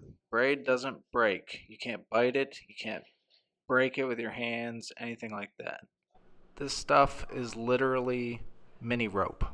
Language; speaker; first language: English; native; English